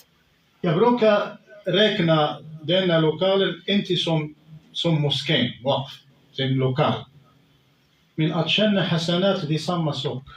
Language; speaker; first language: Swedish; non-native, fluent; Arabic